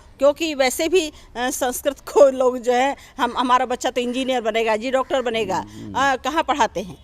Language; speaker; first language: Hindi; native; Hindi